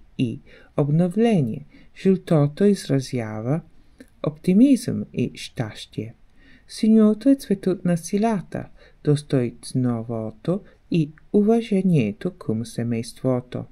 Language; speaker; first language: Bulgarian; non-native, learner; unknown